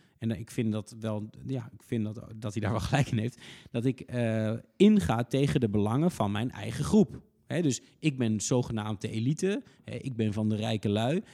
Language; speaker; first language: Dutch; native; Dutch